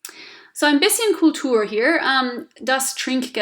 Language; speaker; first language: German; non-native, fluent; English